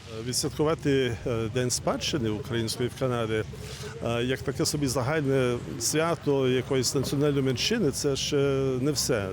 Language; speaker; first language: Ukrainian; early bilingual, heritage; Ukrainian